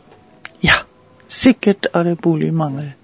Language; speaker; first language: Norwegian; non-native, learner; German